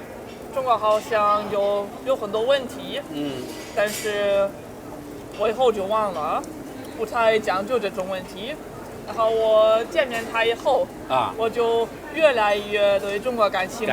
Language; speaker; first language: Chinese; non-native, fluent; German